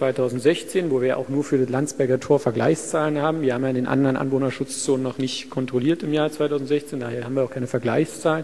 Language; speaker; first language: German; native; German